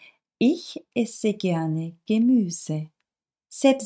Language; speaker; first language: German; non-native, fluent; Turkish